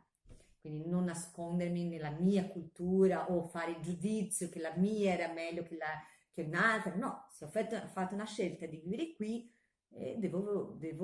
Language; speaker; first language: Italian; non-native, fluent; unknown